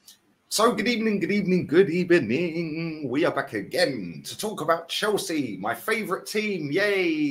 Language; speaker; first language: English; native; English